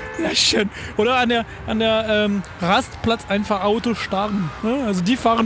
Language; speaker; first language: German; non-native, fluent; French